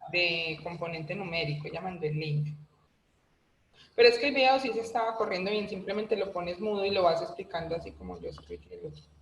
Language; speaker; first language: Spanish; native; Spanish